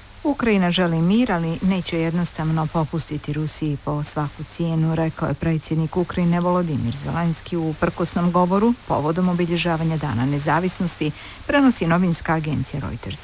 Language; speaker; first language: Croatian; native; Croatian